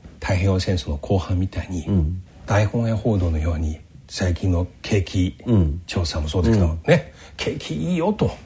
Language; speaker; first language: Japanese; non-native, fluent; Chinese